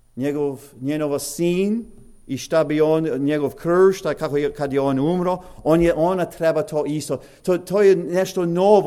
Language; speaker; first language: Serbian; early bilingual, heritage; English